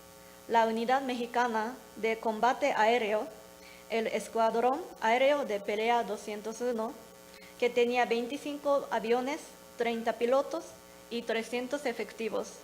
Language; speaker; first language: Spanish; non-native, learner; Japanese